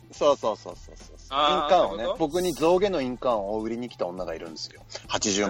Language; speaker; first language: Japanese; native; Japanese